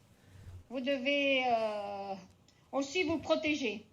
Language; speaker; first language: French; non-native, fluent; Spanish